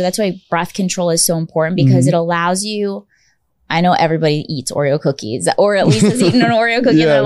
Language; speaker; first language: English; native; English